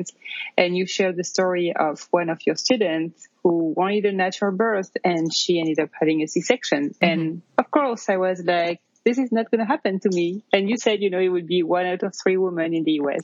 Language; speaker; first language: English; non-native, fluent; French